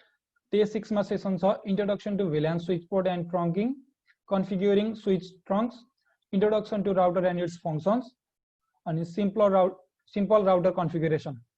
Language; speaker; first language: Nepali; native; Nepali